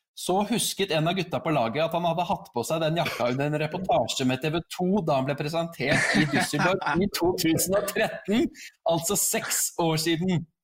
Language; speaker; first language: Norwegian; native; Norwegian